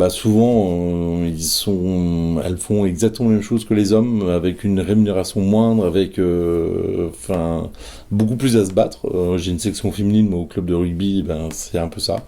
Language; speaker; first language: French; native; French